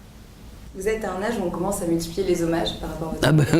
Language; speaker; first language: French; native; French